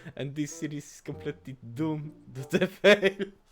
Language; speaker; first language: English; non-native, learner; Polish